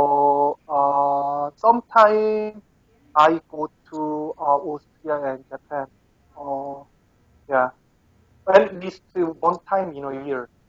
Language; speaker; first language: English; non-native, learner; Korean